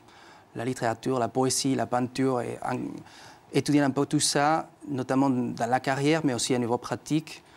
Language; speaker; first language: French; non-native, fluent; Spanish